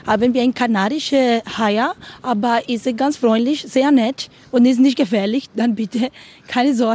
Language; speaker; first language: German; non-native, learner; Spanish